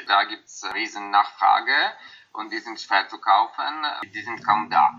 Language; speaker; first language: German; non-native, fluent; Polish